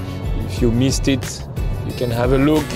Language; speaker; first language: English; non-native, fluent; French